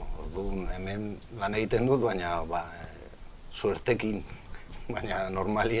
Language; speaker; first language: Basque; non-native, local second language; Spanish